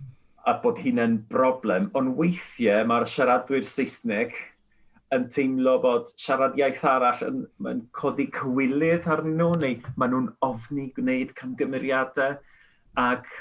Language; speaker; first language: Welsh; non-native, fluent; Spanish